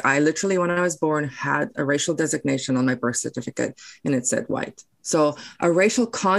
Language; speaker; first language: English; non-native, local second language; Afrikaans